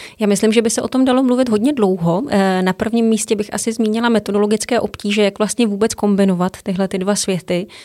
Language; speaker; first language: Czech; native; Czech